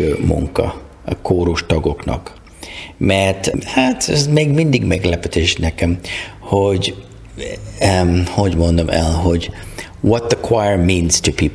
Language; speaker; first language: Hungarian; non-native, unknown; English